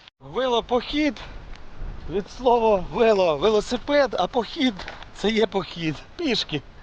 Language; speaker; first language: Ukrainian; non-native, local second language; Russian